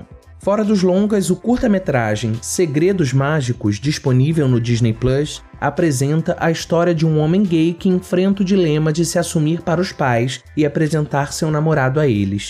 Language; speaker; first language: Portuguese; native; Portuguese